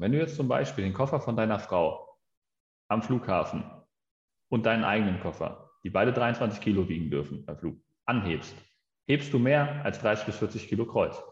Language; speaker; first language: German; native; German